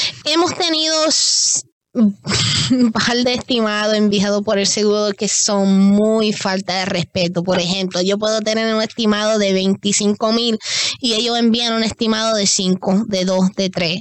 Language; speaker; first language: Spanish; early bilingual, heritage; Spanish